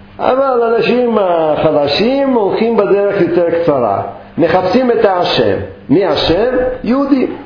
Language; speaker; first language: Hebrew; non-native, fluent; Russian